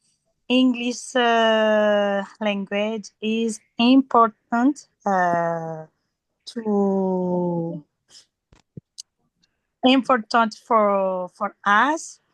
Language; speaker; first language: English; non-native, learner; Malagasy